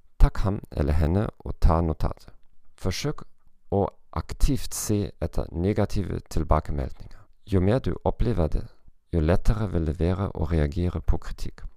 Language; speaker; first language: Norwegian; non-native, learner; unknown